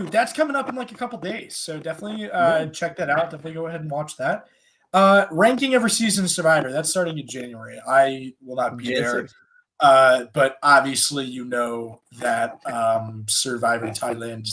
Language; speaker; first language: English; native; English